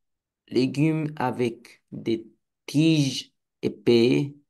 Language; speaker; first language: French; non-native, learner; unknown